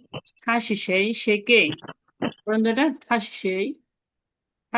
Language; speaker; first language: Chinese; non-native, learner; Bangla